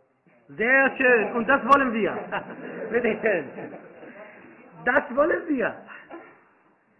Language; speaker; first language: German; non-native, fluent; Arabic